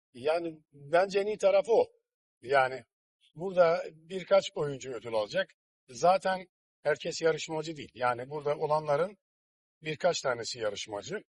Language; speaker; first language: Turkish; native; Turkish